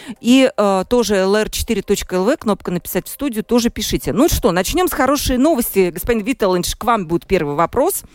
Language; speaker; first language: Russian; native; Russian